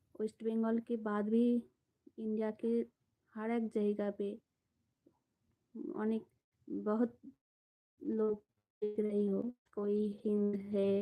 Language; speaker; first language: Hindi; non-native, local second language; Bangla